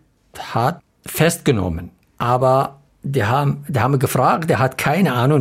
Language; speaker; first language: German; non-native, learner; Arabic